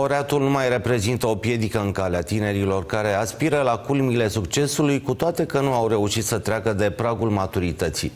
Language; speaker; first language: Romanian; native; Romanian